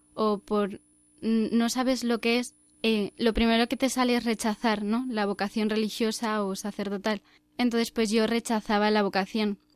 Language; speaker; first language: Spanish; native; Spanish